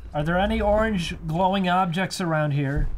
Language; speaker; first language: English; native; English